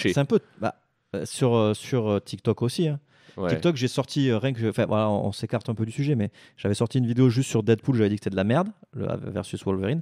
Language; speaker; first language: French; native; French